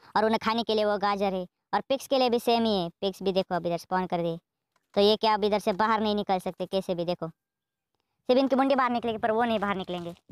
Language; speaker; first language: Hindi; native; Hindi